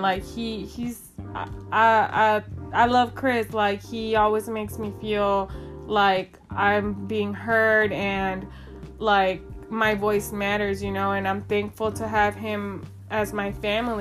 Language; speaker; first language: English; early bilingual, other home language; Spanish